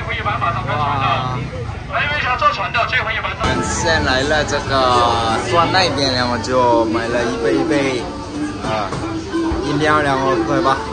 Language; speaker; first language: Chinese; non-native, fluent; Korean